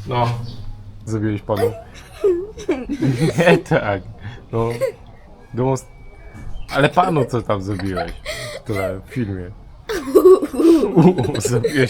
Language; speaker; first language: Polish; native; Polish